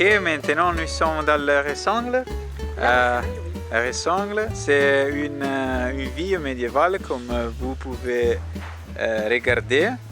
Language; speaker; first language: French; non-native, learner; Italian